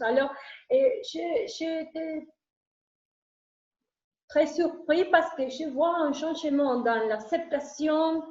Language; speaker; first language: French; non-native, learner; Spanish